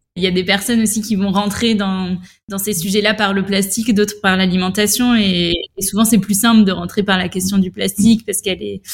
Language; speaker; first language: French; native; French